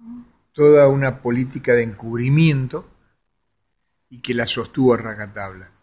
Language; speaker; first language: Spanish; native; Spanish